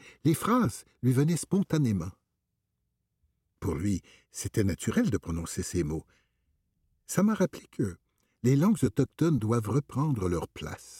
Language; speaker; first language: French; native; French